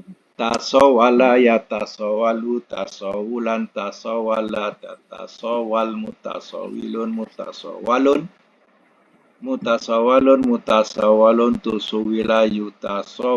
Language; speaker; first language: Arabic; non-native, fluent; Malay